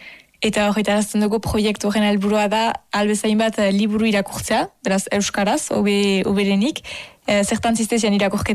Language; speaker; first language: Basque; native; Basque